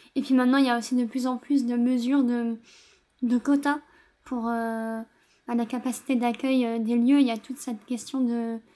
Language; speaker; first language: French; native; French